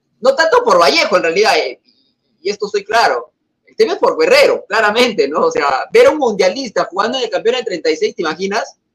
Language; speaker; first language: Spanish; native; Spanish